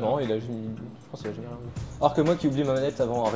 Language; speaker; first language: French; native; French